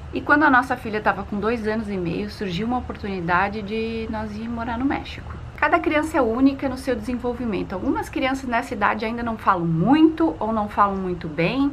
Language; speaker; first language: Portuguese; native; Portuguese